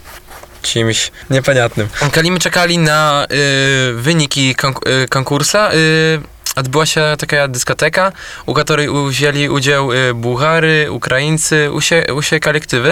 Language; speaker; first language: Polish; non-native, local second language; Belarusian